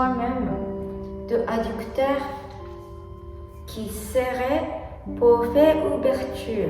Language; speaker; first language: French; non-native, learner; Japanese